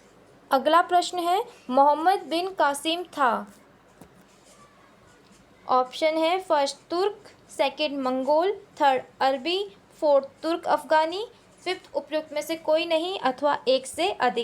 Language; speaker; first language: Hindi; native; Hindi